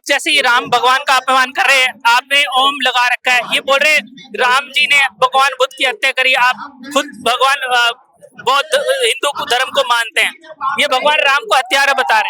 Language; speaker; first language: Hindi; native; Hindi